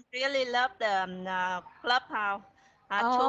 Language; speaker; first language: English; non-native, learner; Vietnamese